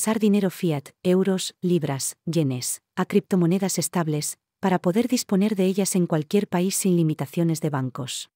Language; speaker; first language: Spanish; native; Spanish